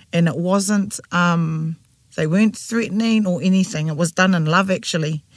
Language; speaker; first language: English; native; English